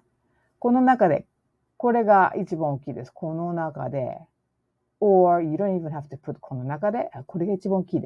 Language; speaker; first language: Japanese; non-native, fluent; English